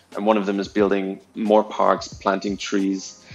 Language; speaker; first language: English; non-native, fluent; German